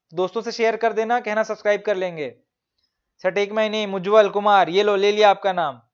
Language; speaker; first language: Hindi; native; Hindi